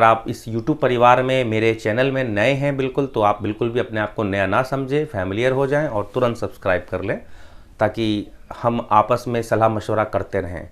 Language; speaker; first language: Hindi; native; Hindi